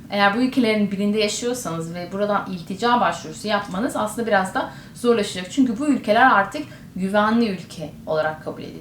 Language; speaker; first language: Turkish; native; Turkish